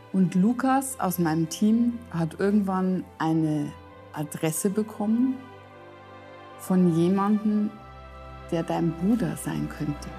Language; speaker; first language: German; native; German